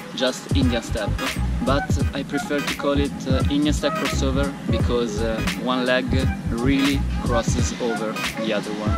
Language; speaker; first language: English; non-native, fluent; Italian